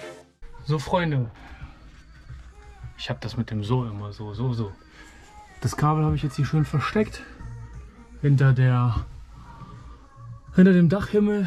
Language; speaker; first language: German; native; German